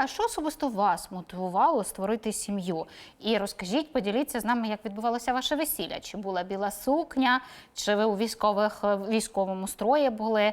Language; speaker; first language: Ukrainian; native; Ukrainian